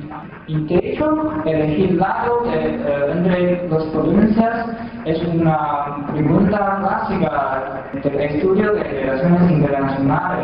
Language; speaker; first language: Spanish; non-native, fluent; Chinese